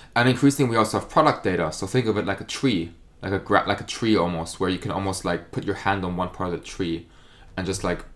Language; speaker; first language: English; non-native, fluent; German